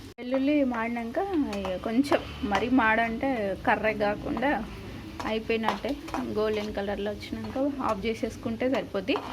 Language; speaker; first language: Telugu; native; Telugu